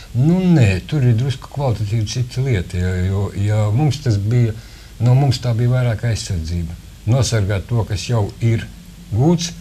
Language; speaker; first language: Latvian; native; Latvian